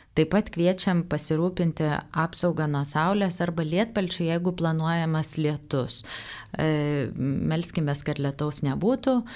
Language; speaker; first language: Lithuanian; native; Lithuanian